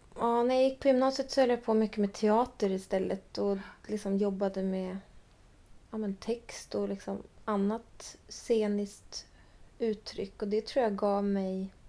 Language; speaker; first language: Swedish; native; Swedish